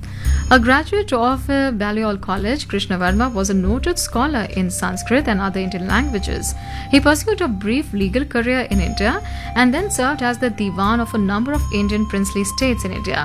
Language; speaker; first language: English; non-native, local second language; Hindi